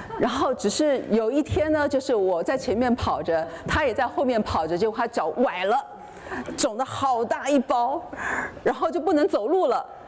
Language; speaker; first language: Chinese; native; Chinese